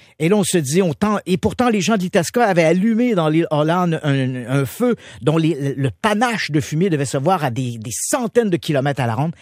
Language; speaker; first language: French; native; French